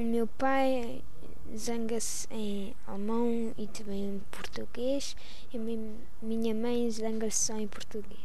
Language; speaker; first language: Portuguese; early bilingual, heritage; Portuguese